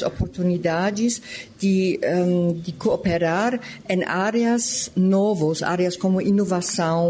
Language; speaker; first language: Portuguese; non-native, fluent; German